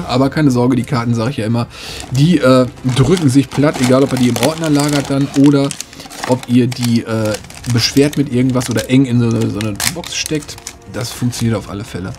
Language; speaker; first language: German; native; German